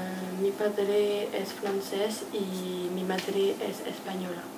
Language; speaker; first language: Spanish; non-native, learner; French